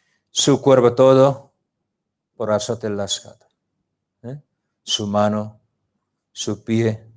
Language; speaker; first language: Spanish; non-native, learner; Korean